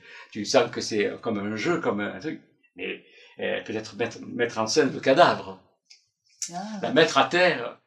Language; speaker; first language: French; native; French